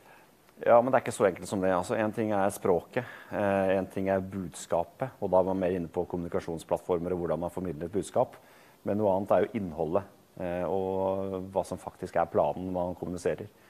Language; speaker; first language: Norwegian; native; Norwegian